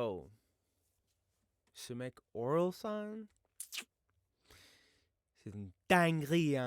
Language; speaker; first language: French; non-native, fluent; English